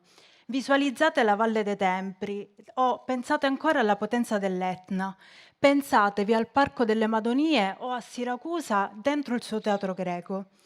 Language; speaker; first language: Italian; native; Italian